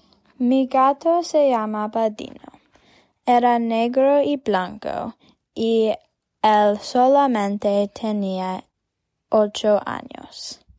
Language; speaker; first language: Spanish; non-native, learner; English